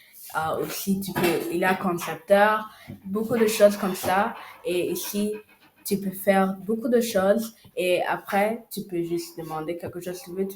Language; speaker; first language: French; non-native, learner; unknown